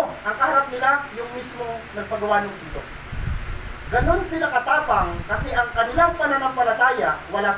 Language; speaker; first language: Filipino; native; Filipino